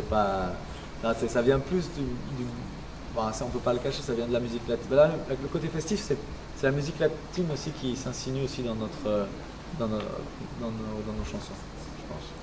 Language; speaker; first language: French; native; French